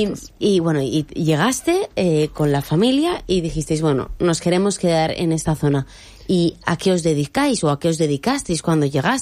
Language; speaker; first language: Spanish; native; Spanish